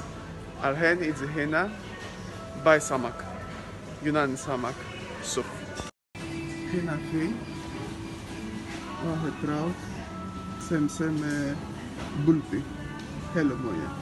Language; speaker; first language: Arabic; non-native, learner; Greek